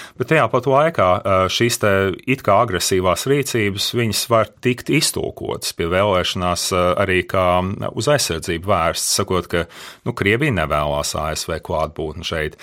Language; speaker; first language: Latvian; native; Latvian